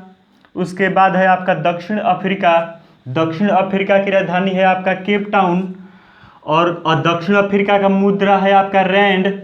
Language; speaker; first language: Hindi; native; Hindi